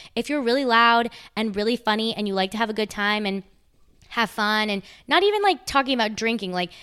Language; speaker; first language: English; native; English